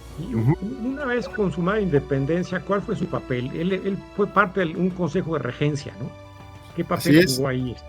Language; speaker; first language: Spanish; native; Spanish